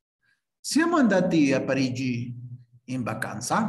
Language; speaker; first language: Italian; non-native, fluent; Spanish